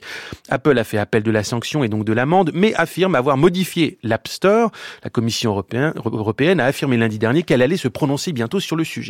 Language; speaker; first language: French; native; French